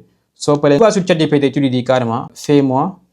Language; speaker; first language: French; non-native, local second language; Wolof